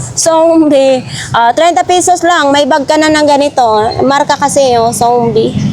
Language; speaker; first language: Filipino; non-native, local second language; Masbatenyo